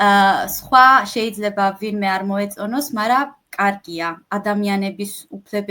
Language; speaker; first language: Georgian; early bilingual, heritage; Georgian